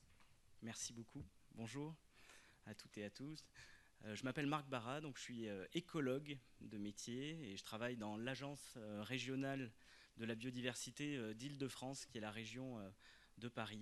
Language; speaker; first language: French; native; French